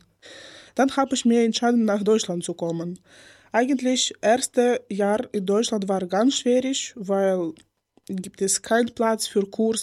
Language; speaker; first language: German; non-native, learner; Ukrainian